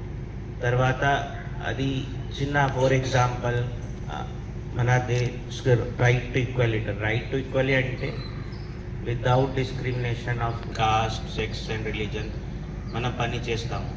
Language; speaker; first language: Telugu; non-native, learner; Hindi